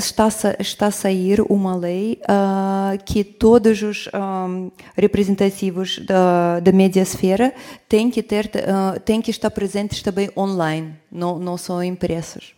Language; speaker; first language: Portuguese; non-native, fluent; Russian